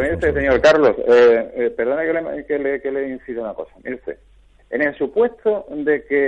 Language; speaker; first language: Spanish; native; Spanish